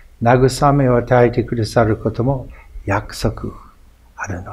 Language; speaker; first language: Japanese; non-native, fluent; English